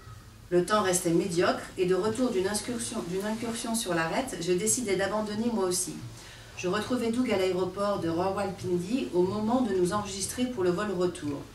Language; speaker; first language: French; native; French